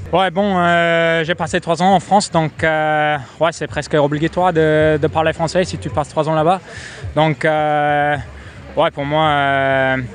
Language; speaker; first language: French; non-native, fluent; English